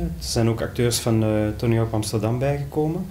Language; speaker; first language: German; non-native, learner; Dutch